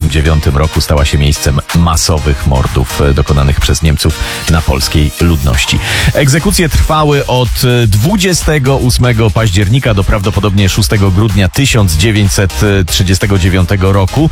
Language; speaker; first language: Polish; native; Polish